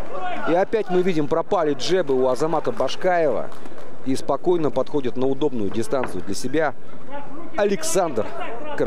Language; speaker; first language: Russian; native; Russian